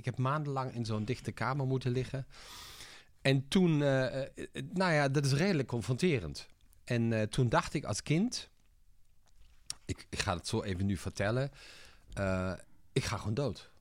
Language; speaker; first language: Dutch; non-native, fluent; German